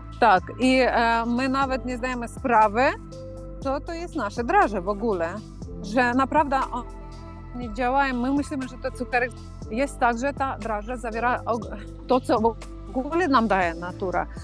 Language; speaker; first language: Polish; non-native, fluent; Ukrainian